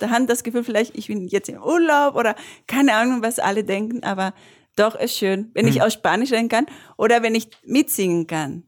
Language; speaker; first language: German; non-native, fluent; Spanish